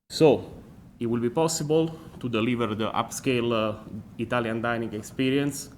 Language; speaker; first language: English; non-native, fluent; Italian